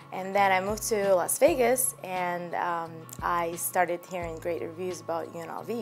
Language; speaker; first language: English; non-native, fluent; Russian